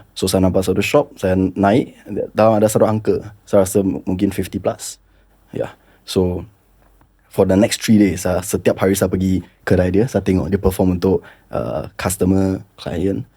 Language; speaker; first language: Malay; non-native, local second language; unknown